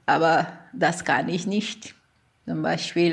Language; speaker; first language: German; non-native, learner; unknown